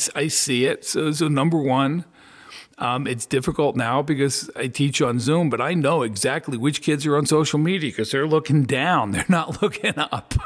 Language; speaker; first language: English; native; English